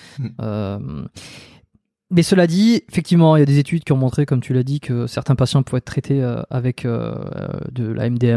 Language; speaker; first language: French; native; French